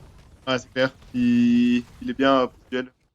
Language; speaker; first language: French; native; French